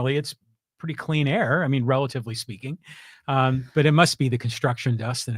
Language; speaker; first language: English; native; English